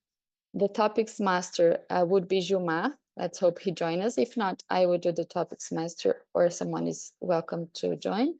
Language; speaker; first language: English; non-native, fluent; Portuguese